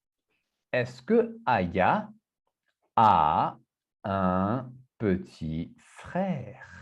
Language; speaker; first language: French; non-native, fluent; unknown